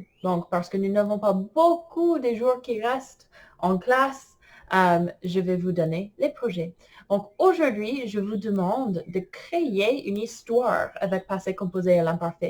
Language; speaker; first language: French; non-native, fluent; English